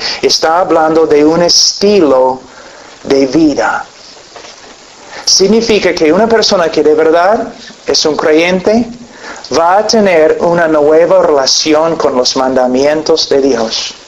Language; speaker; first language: Spanish; non-native, fluent; English